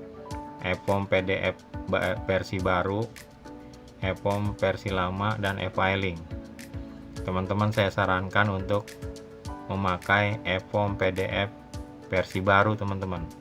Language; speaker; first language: Indonesian; native; Indonesian